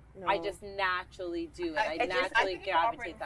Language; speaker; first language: English; native; English